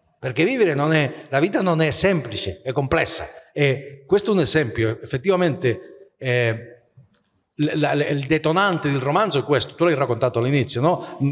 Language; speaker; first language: Italian; non-native, fluent; Spanish